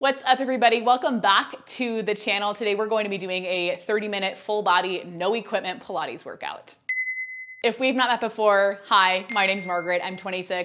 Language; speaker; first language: English; native; English